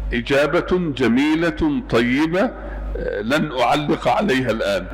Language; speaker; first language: Arabic; native; Arabic